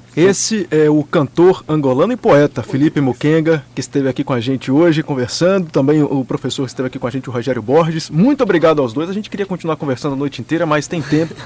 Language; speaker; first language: Portuguese; native; Portuguese